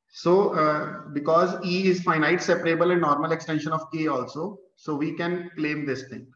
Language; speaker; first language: English; non-native, local second language; Punjabi